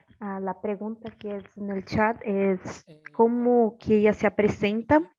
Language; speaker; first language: Spanish; non-native, learner; Portuguese